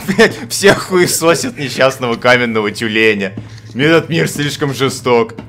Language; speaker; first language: Russian; native; Russian